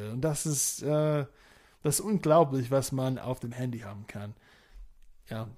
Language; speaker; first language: German; non-native, fluent; English